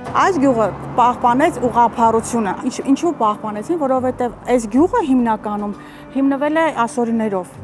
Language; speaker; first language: Armenian; non-native, local second language; Assyrian Neo-Aramaic